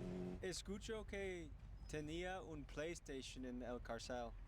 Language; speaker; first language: Spanish; non-native, learner; English